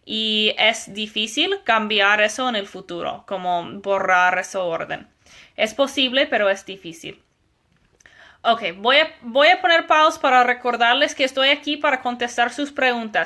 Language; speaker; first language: Spanish; non-native, fluent; English